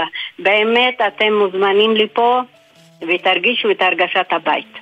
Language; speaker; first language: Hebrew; non-native, local second language; Arabic